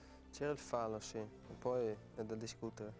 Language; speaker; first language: Italian; non-native, fluent; Dutch